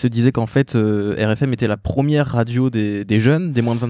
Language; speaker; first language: French; native; French